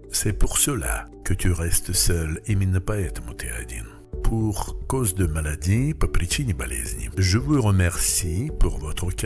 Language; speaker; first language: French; non-native, fluent; Russian